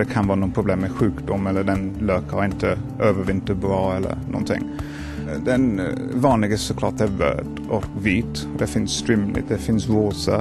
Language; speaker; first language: Swedish; non-native, fluent; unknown